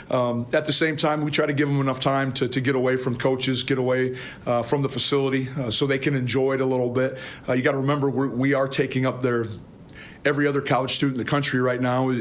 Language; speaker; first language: English; native; English